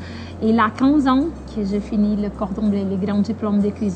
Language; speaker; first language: French; non-native, fluent; Portuguese